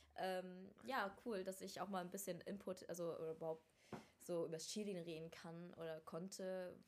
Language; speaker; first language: German; early bilingual, other home language; Vietnamese